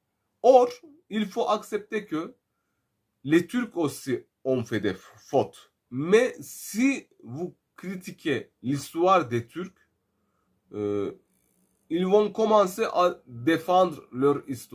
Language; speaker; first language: French; non-native, fluent; Turkish